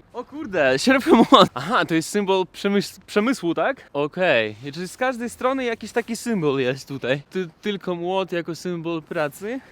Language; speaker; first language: Polish; non-native, fluent; Russian